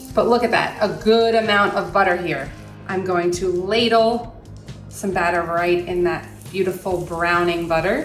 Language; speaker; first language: English; native; English